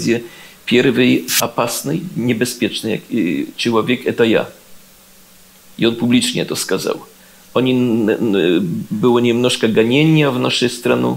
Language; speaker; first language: Russian; non-native, learner; Polish